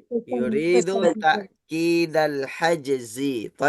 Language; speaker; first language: Arabic; non-native, fluent; Indonesian